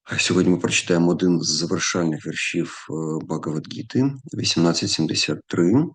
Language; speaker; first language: Ukrainian; non-native, local second language; Russian